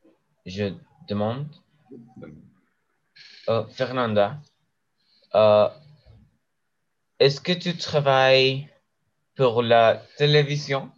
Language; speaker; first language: French; non-native, learner; Spanish